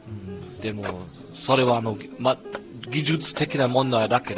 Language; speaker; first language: Japanese; non-native, fluent; German